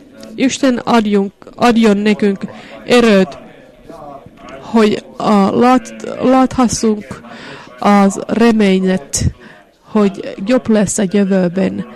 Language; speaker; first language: Hungarian; non-native, fluent; Finnish